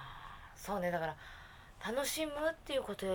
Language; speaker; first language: Japanese; native; Japanese